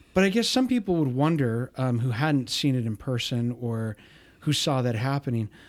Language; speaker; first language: English; native; English